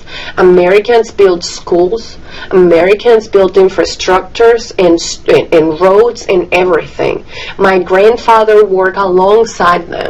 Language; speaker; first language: English; non-native, fluent; Spanish